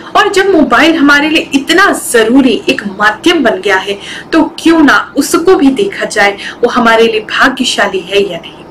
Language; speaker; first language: Hindi; native; Hindi